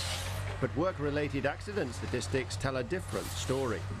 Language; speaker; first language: English; native; English